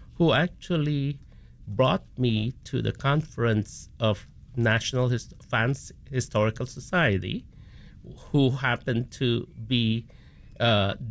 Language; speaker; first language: English; non-native, local second language; Filipino